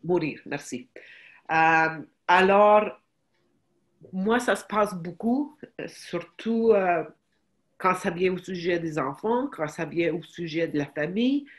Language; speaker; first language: French; non-native, fluent; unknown